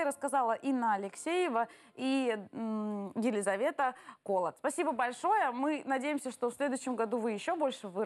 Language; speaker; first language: Russian; native; Russian